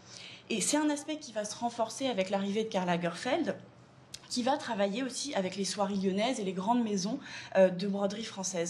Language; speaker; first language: French; native; French